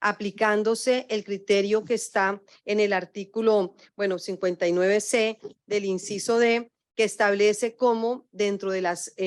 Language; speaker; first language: Spanish; native; Spanish